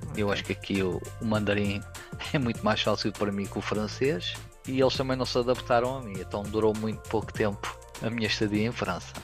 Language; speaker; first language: Portuguese; native; Portuguese